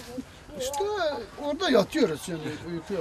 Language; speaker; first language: Turkish; non-native, local second language; Kurdish